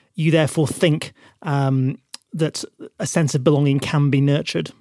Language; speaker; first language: English; native; English